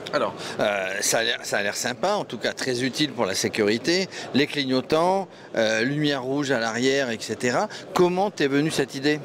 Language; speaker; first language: French; native; French